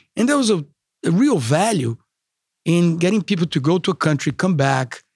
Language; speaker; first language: English; non-native, fluent; Portuguese